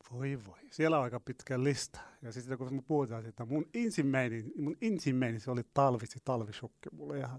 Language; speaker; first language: Finnish; non-native, fluent; Arabic